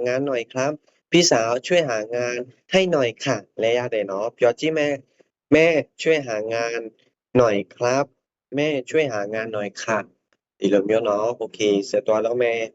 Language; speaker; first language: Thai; non-native, fluent; Burmese